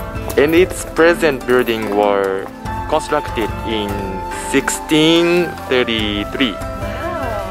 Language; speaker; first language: English; non-native, learner; Japanese